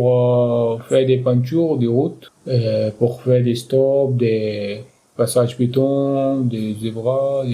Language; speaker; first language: French; non-native, learner; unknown